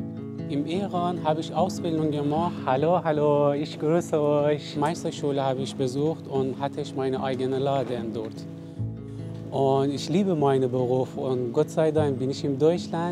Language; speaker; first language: German; non-native, learner; Persian